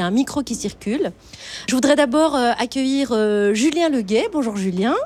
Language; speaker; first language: French; native; French